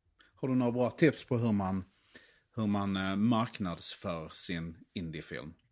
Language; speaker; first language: Swedish; native; Swedish